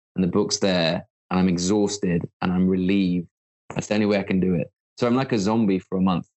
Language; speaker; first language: English; native; English